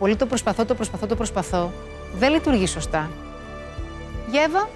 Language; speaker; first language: Greek; native; Greek